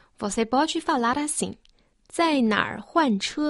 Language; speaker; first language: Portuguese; non-native, fluent; Chinese